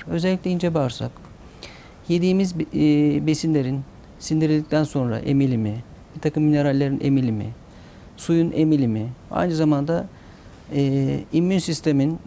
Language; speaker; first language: Turkish; native; Turkish